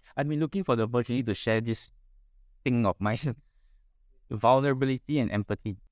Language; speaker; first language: English; non-native, local second language; Min Nan Chinese